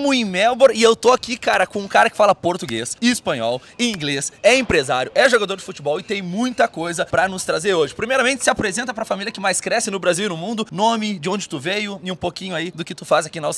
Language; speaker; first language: Portuguese; native; Portuguese